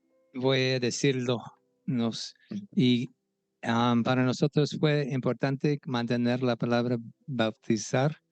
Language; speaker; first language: Spanish; non-native, local second language; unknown